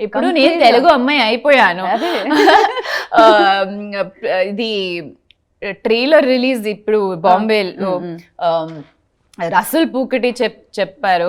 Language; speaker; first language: Telugu; non-native, learner; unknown